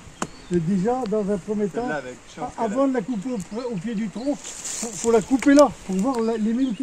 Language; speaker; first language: French; native; French